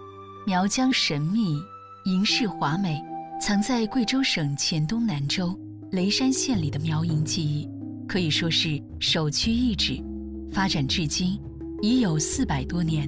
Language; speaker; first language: Chinese; native; Chinese